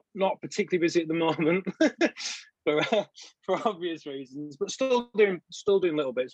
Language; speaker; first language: English; native; English